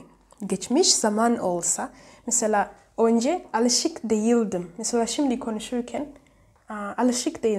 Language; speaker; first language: Turkish; non-native, learner; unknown